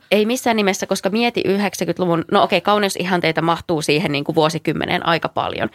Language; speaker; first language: Finnish; native; Finnish